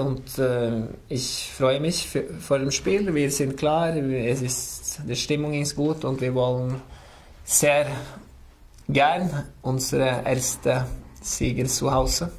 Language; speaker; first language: German; non-native, learner; Norwegian